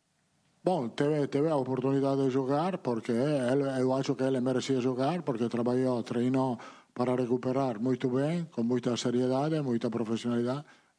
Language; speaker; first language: Portuguese; non-native, learner; Italian